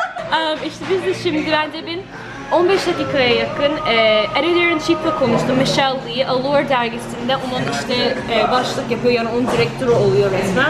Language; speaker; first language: Turkish; early bilingual, heritage; Turkish